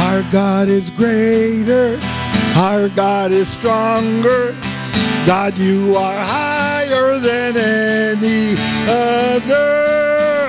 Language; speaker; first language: English; early bilingual, other home language; Spanish